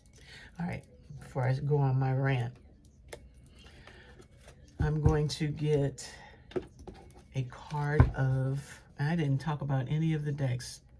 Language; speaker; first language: English; native; English